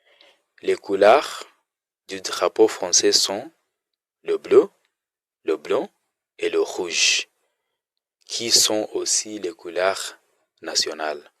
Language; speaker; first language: French; non-native, fluent; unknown